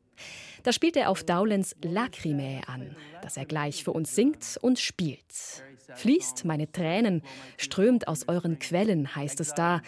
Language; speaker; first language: German; native; German